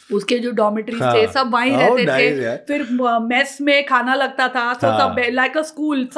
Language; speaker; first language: Hindi; native; Hindi